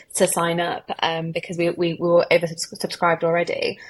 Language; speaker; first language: English; native; English